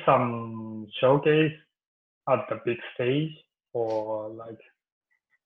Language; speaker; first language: English; non-native, learner; Japanese